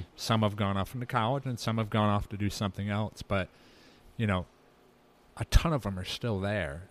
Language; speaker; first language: English; native; English